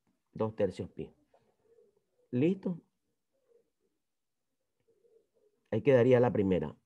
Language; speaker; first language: Spanish; native; Spanish